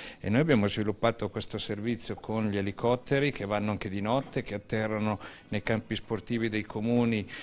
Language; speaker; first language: Italian; native; Italian